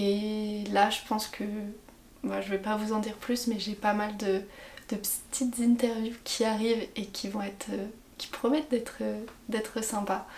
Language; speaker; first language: French; native; French